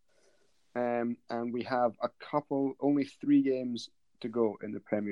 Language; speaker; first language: English; native; English